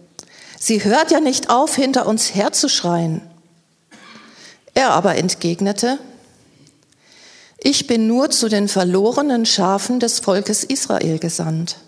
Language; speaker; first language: German; native; German